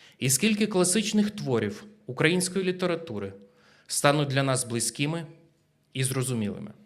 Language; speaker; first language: Ukrainian; native; Ukrainian